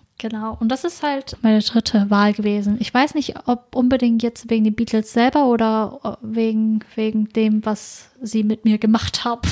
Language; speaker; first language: German; early bilingual, other home language; Vietnamese